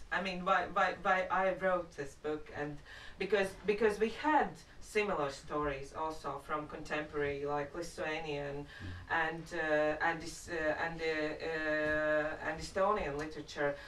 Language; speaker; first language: English; non-native, fluent; Latvian